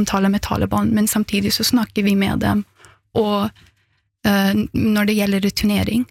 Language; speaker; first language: Norwegian; early bilingual, other home language; Persian